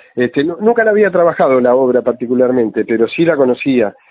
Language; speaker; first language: Spanish; native; Spanish